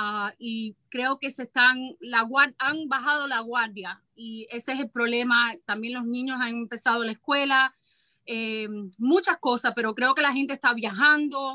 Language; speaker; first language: Spanish; early bilingual, heritage; Spanish